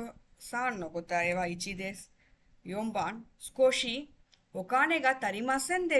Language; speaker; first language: Japanese; non-native, fluent; Tamil